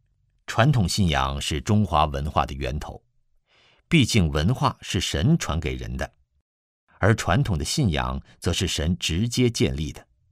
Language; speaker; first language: Chinese; native; Chinese